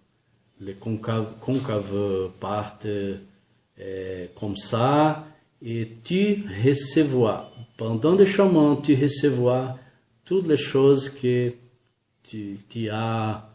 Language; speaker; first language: French; non-native, learner; Portuguese